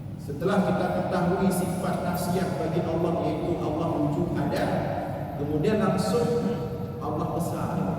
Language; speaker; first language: Malay; non-native, local second language; Achinese